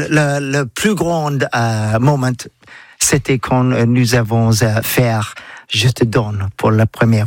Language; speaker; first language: French; non-native, learner; English